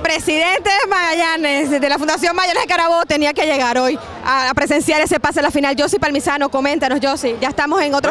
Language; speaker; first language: Spanish; native; Spanish